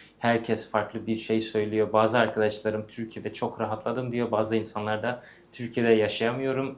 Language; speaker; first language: Turkish; early bilingual, heritage; English